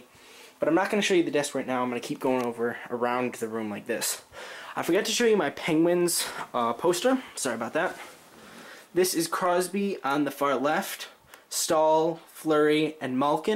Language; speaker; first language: English; native; English